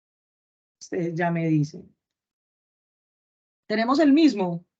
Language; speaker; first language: Spanish; native; Spanish